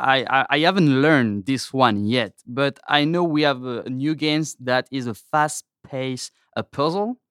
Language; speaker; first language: English; non-native, fluent; French